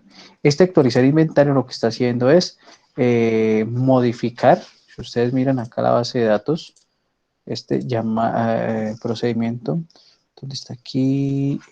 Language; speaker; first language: Spanish; native; Spanish